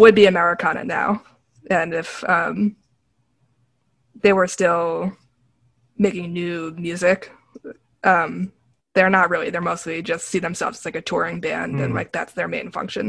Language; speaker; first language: English; native; English